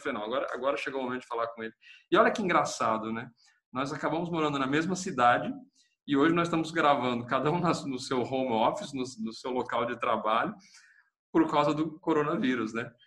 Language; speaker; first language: Portuguese; native; Portuguese